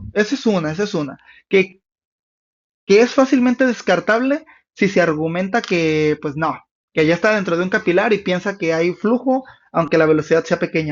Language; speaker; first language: Spanish; native; Spanish